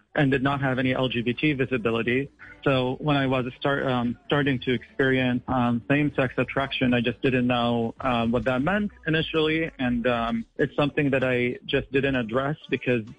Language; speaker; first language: English; non-native, fluent; Arabic